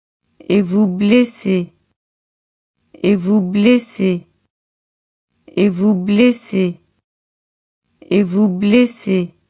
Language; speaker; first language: French; non-native, local second language; Arabic